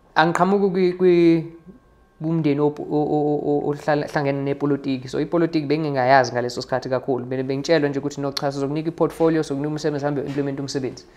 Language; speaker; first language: Zulu; non-native, local second language; English